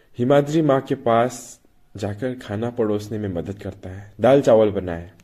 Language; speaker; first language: Hindi; non-native, local second language; Manipuri